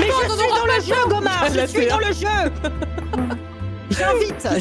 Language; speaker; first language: French; native; French